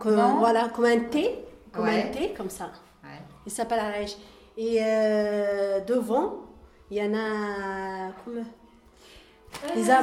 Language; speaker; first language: French; non-native, learner; Arabic